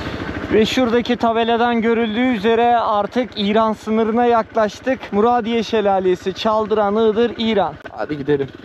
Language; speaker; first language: Turkish; native; Turkish